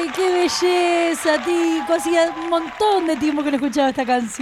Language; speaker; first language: Spanish; native; Spanish